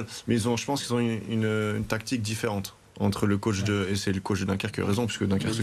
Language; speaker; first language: French; native; French